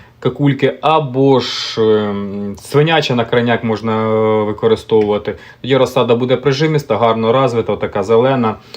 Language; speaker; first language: Ukrainian; native; Ukrainian